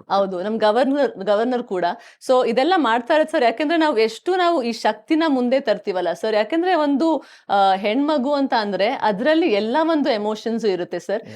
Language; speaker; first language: Kannada; native; Kannada